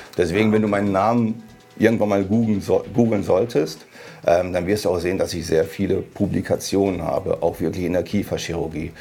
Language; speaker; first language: German; native; German